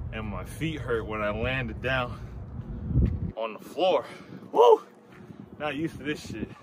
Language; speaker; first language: English; native; English